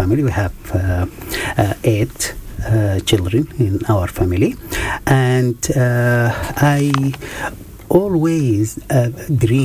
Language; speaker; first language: English; non-native, fluent; Arabic